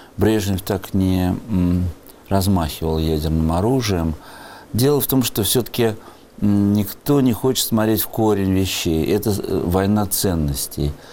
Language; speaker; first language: Russian; native; Russian